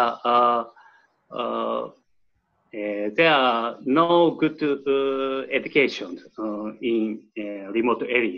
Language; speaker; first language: English; non-native, learner; Japanese